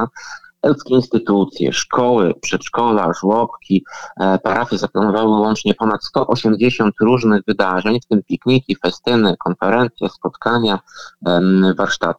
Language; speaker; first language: Polish; native; Polish